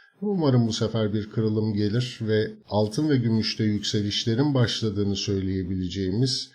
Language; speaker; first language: Turkish; native; Turkish